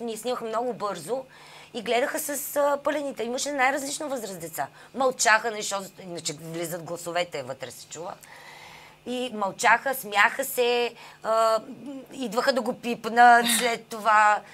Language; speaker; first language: Bulgarian; native; Bulgarian